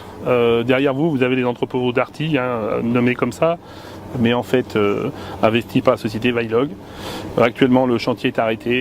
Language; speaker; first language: French; native; French